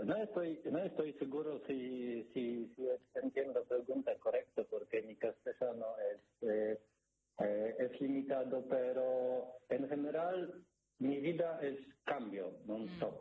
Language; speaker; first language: Spanish; non-native, learner; Polish